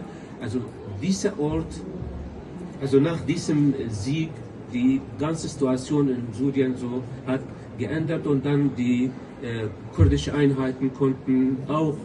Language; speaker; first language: German; non-native, local second language; Kurdish